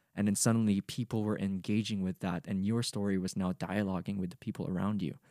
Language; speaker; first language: English; non-native, local second language; Cebuano